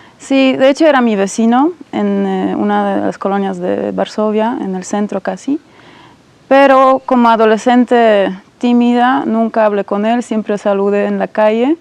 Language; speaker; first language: Spanish; non-native, fluent; Polish